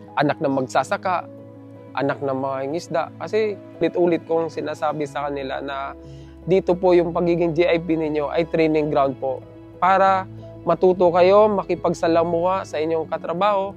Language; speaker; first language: Filipino; non-native, local second language; Kinaray-a